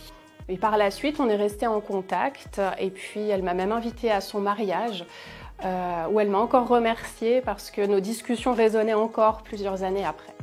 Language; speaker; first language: French; native; French